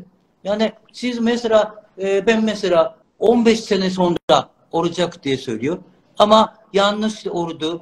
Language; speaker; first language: Turkish; non-native, learner; Japanese